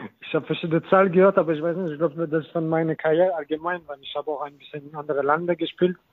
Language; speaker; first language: German; non-native, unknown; French